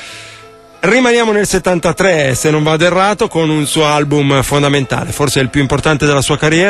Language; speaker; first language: Italian; native; Italian